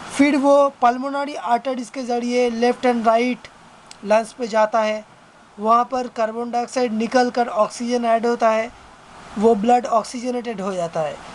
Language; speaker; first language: Hindi; non-native, local second language; Bangla